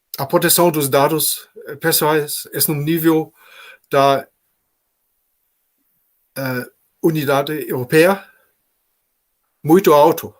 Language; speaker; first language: Portuguese; non-native, fluent; German